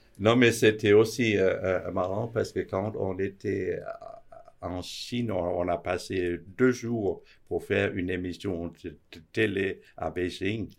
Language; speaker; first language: French; non-native, fluent; Danish